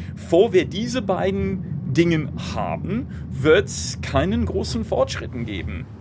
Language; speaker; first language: German; non-native, fluent; English